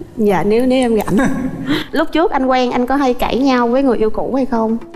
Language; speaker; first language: Vietnamese; native; Vietnamese